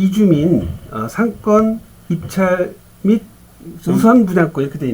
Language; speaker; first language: Korean; native; Korean